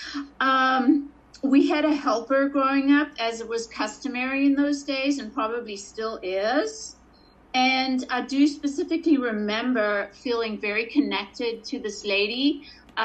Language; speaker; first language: English; native; English